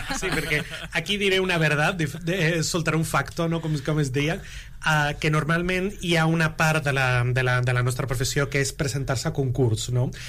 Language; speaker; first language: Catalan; non-native, local second language; Spanish